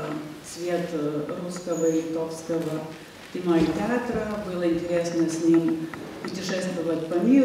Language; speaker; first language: Russian; non-native, fluent; Lithuanian